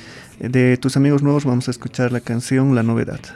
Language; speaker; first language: Spanish; native; Spanish